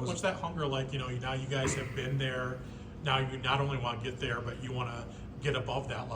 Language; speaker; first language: English; native; English